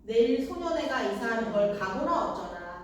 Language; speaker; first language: Korean; native; Korean